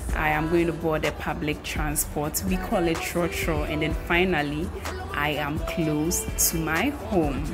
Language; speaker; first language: English; non-native, local second language; Akan